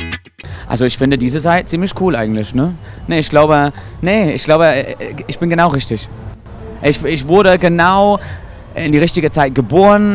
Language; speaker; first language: German; non-native, fluent; English